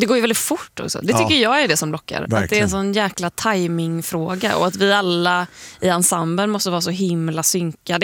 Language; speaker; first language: Swedish; native; Swedish